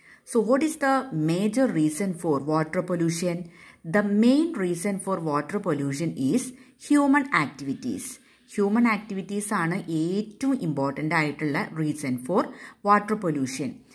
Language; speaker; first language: English; non-native, local second language; Malayalam